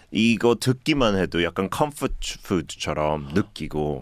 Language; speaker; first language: Korean; non-native, fluent; English